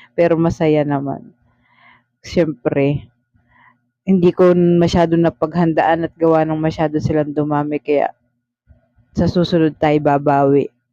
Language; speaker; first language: Filipino; native; Filipino